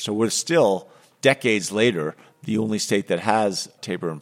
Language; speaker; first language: English; native; English